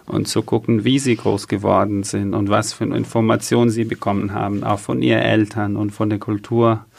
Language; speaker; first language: German; non-native, fluent; Arabic